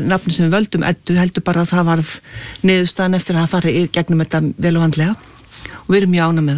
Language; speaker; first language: Icelandic; native; Icelandic